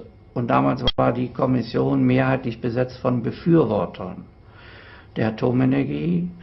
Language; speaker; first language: German; native; German